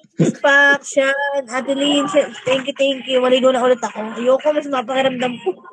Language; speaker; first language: Filipino; native; Filipino